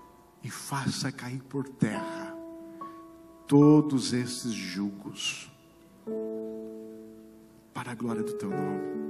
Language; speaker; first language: Portuguese; native; Portuguese